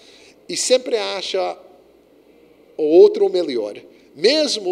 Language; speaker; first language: Portuguese; non-native, fluent; English